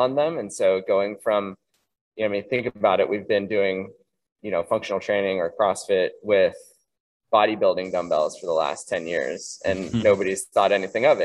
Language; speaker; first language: English; native; English